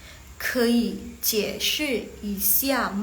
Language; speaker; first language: Chinese; non-native, fluent; Indonesian